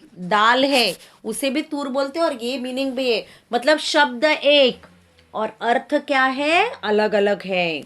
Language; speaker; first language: Hindi; non-native, local second language; Marathi